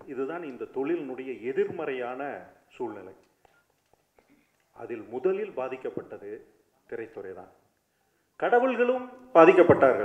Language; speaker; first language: Tamil; native; Tamil